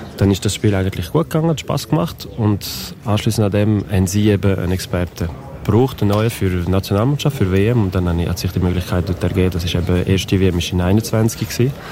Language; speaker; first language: German; non-native, local second language; French